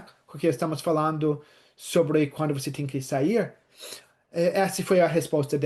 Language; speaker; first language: Portuguese; non-native, fluent; English